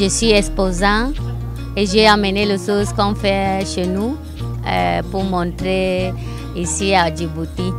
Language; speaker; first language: French; non-native, local second language; Spanish